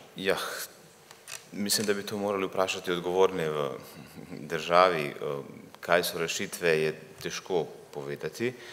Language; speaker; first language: Slovenian; early bilingual, other home language; Bosnian